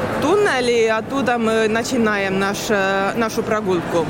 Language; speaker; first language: Russian; non-native, learner; Estonian